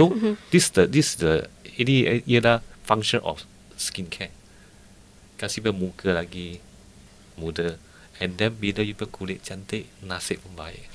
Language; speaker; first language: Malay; non-native, local second language; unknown